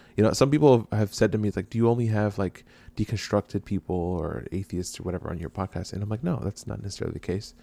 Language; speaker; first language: English; native; English